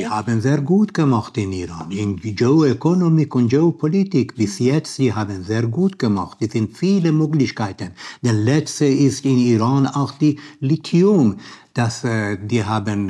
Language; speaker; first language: German; non-native, learner; Persian